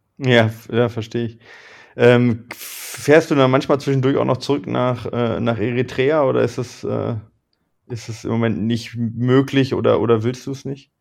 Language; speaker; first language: German; native; German